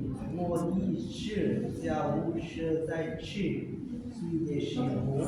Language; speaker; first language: Chinese; non-native, learner; Indonesian